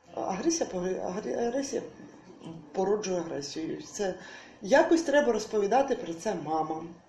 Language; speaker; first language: Ukrainian; native; Ukrainian